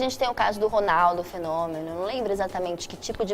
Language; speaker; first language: Portuguese; native; Portuguese